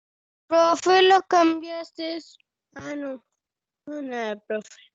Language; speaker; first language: Spanish; native; Spanish